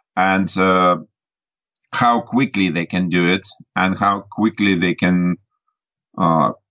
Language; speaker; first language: English; non-native, fluent; Russian